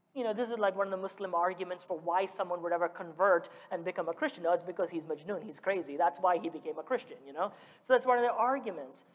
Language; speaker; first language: English; early bilingual, other home language; Malayalam